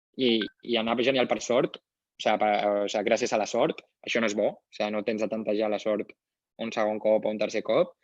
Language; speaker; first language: Catalan; non-native, local second language; Spanish